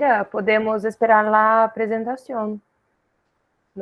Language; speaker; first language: Spanish; non-native, learner; Portuguese